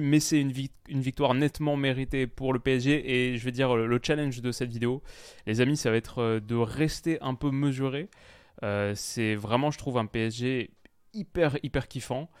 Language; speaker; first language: French; native; French